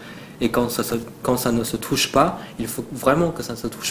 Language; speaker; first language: French; non-native, fluent; Chinese